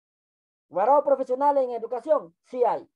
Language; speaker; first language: Spanish; non-native, local second language; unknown